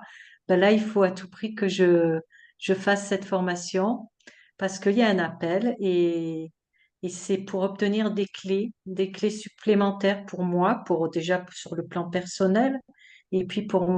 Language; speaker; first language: French; native; French